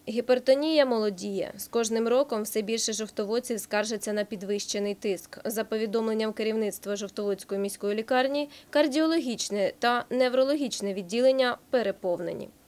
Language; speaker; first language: Ukrainian; native; Ukrainian